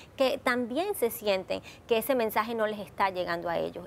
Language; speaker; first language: Spanish; native; Spanish